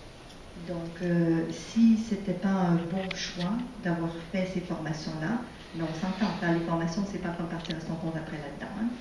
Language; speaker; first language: French; native; French